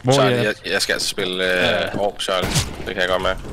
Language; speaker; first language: Danish; native; Danish